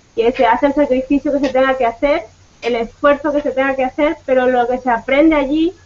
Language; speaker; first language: Spanish; native; Spanish